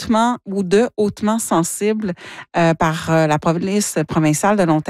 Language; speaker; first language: French; native; French